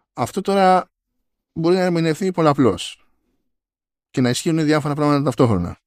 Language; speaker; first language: Greek; native; Greek